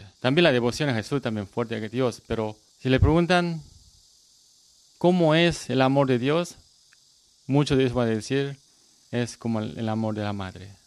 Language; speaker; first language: Spanish; non-native, learner; Korean